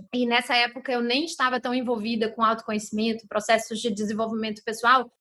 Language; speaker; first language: Portuguese; native; Portuguese